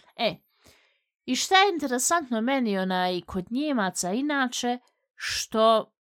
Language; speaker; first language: Bosnian; early bilingual, heritage; Bosnian